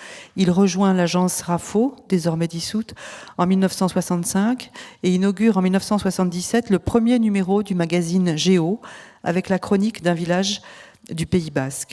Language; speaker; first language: French; native; French